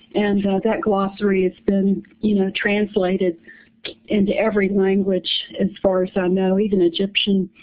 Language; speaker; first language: English; native; English